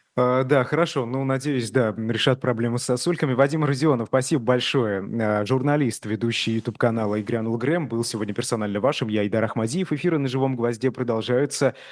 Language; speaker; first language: Russian; native; Russian